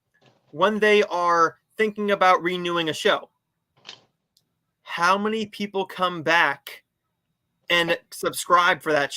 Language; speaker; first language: English; native; English